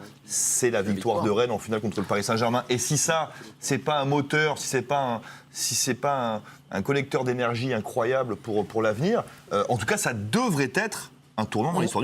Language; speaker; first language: French; native; French